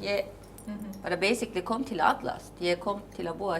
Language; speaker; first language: Icelandic; non-native, fluent; Turkish